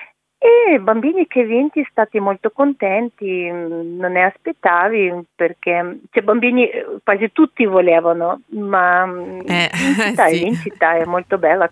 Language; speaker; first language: Italian; non-native, learner; Ukrainian